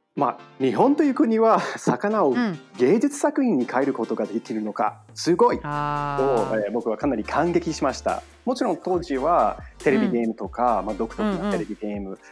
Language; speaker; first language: Japanese; non-native, fluent; English